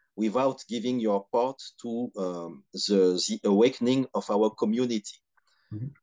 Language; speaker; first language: English; non-native, fluent; French